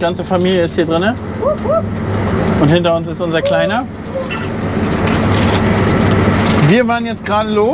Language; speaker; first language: German; native; German